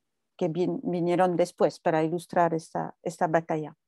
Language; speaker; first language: Spanish; non-native, fluent; French